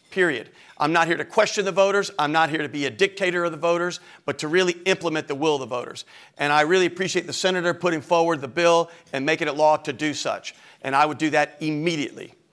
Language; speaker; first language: English; native; English